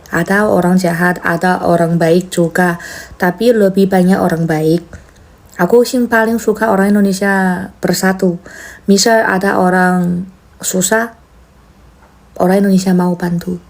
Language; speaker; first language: Indonesian; non-native, fluent; Chinese